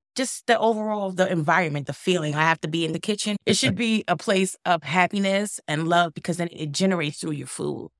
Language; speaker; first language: English; native; English